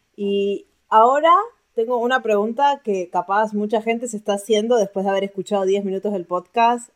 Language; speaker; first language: Spanish; native; Spanish